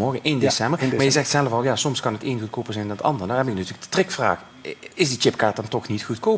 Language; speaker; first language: Dutch; native; Dutch